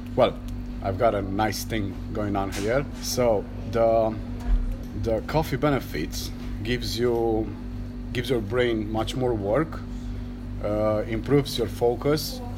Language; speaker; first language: English; non-native, learner; Romanian